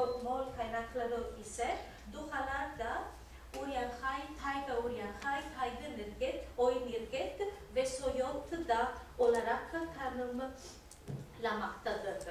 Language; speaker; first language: Turkish; non-native, fluent; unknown